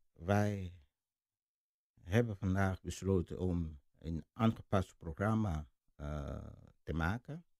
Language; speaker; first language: Dutch; non-native, fluent; Lingala